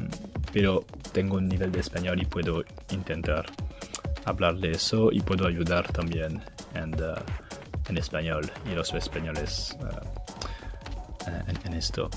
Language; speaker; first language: Spanish; non-native, learner; French